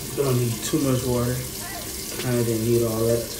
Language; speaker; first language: English; native; English